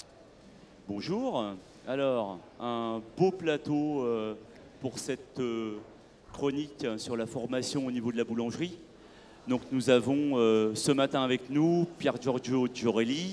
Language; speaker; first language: French; native; French